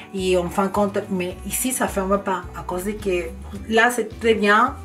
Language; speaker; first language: French; non-native, fluent; Spanish